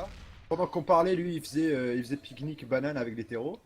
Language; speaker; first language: French; native; French